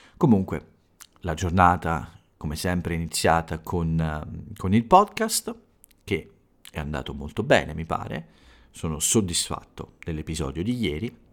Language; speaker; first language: Italian; native; Italian